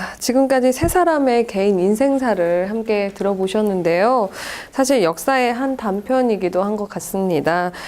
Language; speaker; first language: Korean; native; Korean